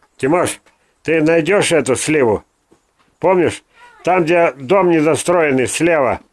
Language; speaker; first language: Russian; native; Russian